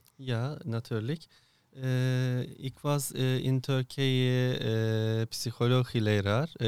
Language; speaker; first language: Dutch; non-native, learner; Turkish